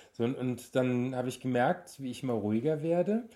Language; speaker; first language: German; native; German